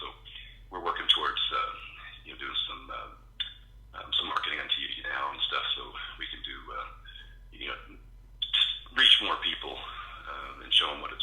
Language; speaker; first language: English; native; English